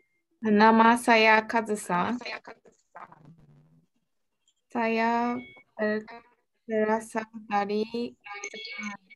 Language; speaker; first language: Indonesian; non-native, learner; Japanese